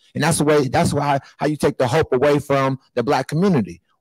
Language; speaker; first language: English; native; English